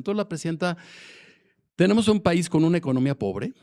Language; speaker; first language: Spanish; native; Spanish